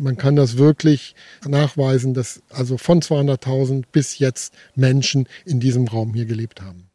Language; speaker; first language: German; native; German